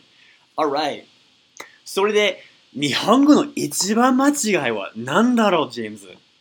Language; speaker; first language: Japanese; non-native, learner; English